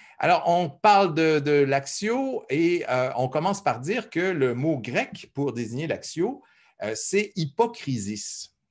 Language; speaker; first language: French; native; French